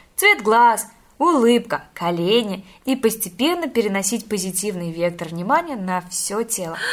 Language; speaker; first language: Russian; native; Russian